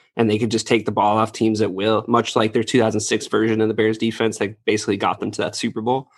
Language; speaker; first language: English; native; English